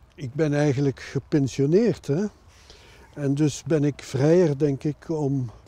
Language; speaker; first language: Dutch; non-native, local second language; French